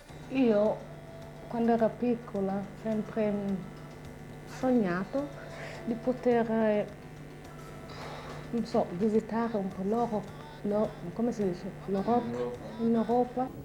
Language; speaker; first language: Italian; non-native, learner; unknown